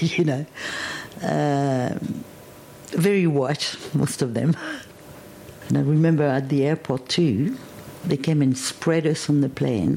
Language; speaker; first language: English; non-native, fluent; French